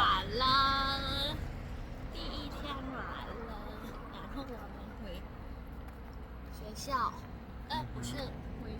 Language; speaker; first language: Chinese; non-native, learner; Mongolian